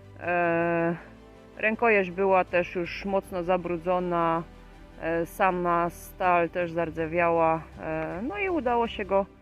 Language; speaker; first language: Polish; native; Polish